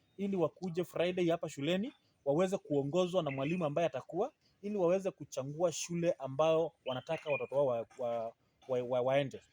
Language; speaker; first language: Swahili; non-native, local second language; Kamba